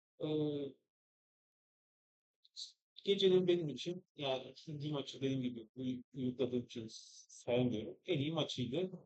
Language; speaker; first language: Turkish; native; Turkish